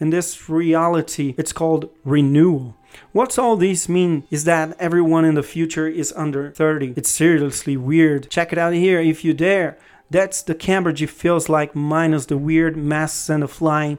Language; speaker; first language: English; non-native, fluent; Portuguese